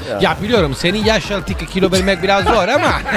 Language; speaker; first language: Turkish; non-native, learner; Italian